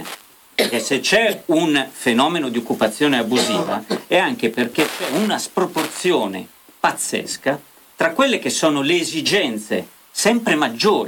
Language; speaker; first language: Italian; native; Italian